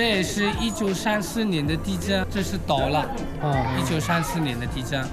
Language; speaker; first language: Chinese; non-native, learner; Nepali